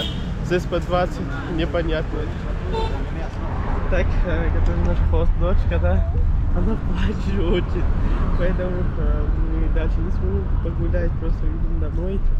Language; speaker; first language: Russian; non-native, learner; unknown